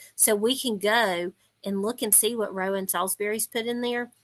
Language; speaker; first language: English; native; English